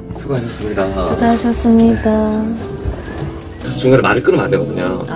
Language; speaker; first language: Korean; non-native, fluent; Chinese